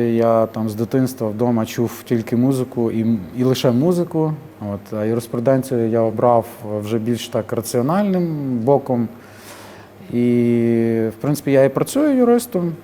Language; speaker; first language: Ukrainian; native; Ukrainian